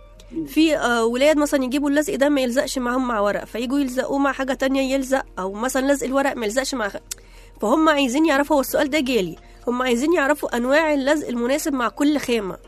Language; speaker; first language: Arabic; native; Arabic